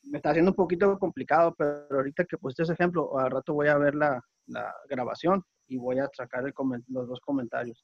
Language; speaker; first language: Spanish; native; Spanish